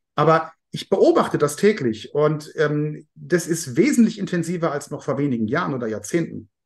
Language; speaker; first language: German; native; German